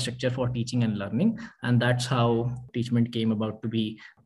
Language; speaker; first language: English; non-native, local second language; Hindi